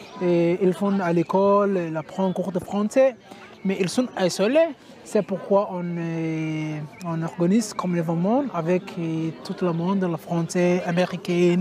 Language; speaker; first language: French; non-native, learner; Somali